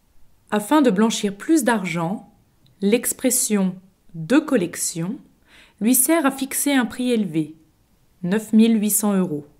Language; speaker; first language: French; native; French